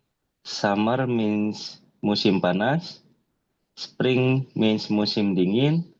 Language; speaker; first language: English; non-native, learner; Indonesian